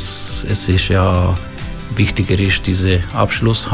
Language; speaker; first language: German; non-native, fluent; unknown